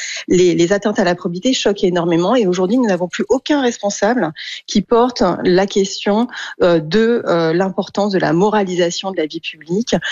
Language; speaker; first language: French; native; French